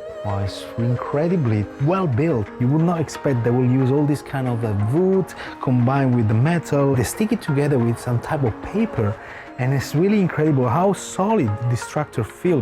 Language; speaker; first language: English; non-native, fluent; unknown